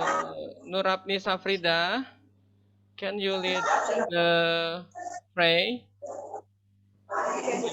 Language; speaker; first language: English; non-native, learner; Indonesian